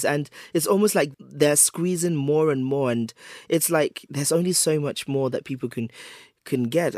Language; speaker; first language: English; native; English